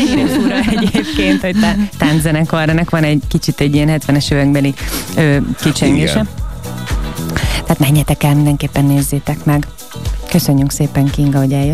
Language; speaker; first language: Hungarian; native; Hungarian